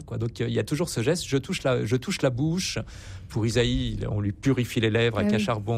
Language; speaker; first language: French; native; French